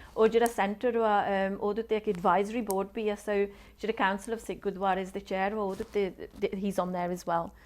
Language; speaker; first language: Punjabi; early bilingual, heritage; Punjabi